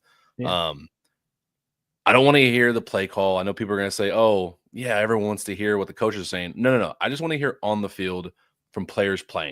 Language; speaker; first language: English; native; English